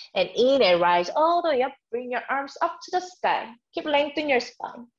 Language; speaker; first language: English; non-native, fluent; Korean